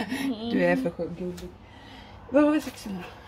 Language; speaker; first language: Swedish; native; Swedish